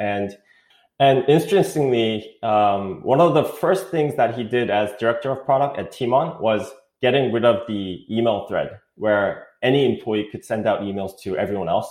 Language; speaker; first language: English; non-native, fluent; Korean